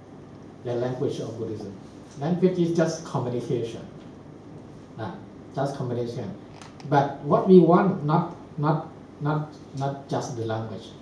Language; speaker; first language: English; non-native, fluent; Thai